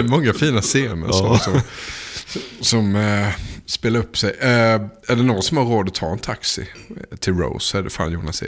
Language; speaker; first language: Swedish; native; Swedish